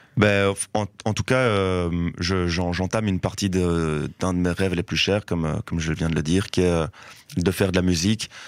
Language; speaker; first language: French; native; French